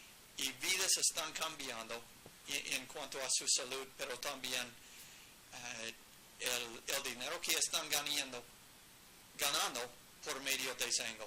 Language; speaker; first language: Spanish; non-native, learner; English